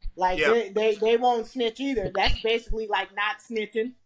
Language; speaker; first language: English; native; English